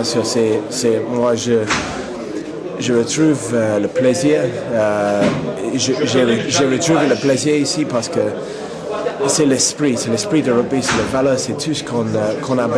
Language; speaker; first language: French; non-native, fluent; English